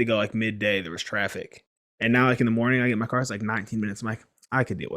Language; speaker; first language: English; native; English